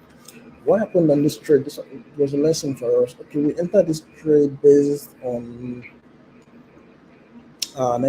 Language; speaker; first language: English; non-native, local second language; Yoruba